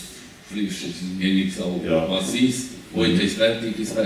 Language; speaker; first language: German; non-native, learner; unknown